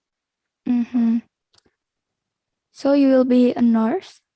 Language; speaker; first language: English; non-native, learner; Indonesian